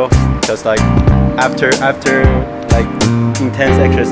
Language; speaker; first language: English; early bilingual, other home language; Chinese